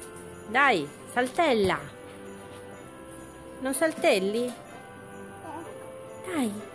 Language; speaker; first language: Italian; native; Italian